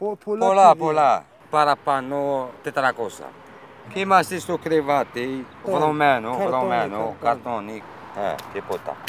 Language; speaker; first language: Greek; non-native, learner; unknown